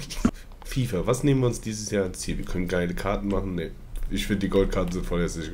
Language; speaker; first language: German; native; German